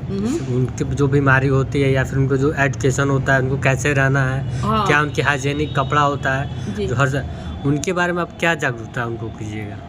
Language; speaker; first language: Hindi; native; Hindi